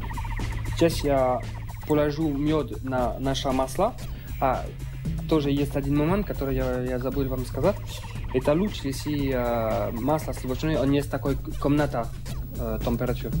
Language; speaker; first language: Russian; non-native, learner; French